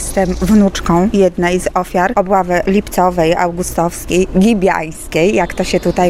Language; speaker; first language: Polish; native; Polish